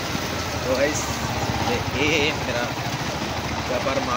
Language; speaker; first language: Hindi; non-native, local second language; Bangla